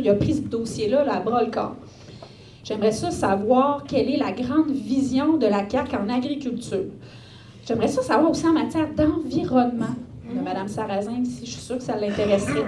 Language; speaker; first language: French; native; French